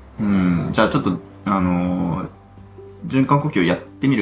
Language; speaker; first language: Japanese; native; Japanese